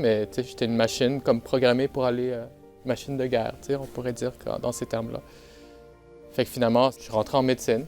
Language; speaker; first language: French; native; French